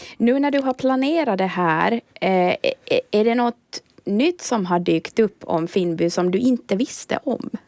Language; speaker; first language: Swedish; native; Swedish